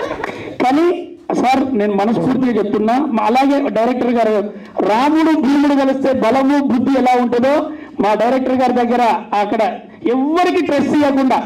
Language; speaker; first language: Telugu; native; Telugu